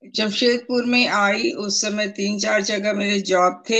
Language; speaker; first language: Hindi; native; Hindi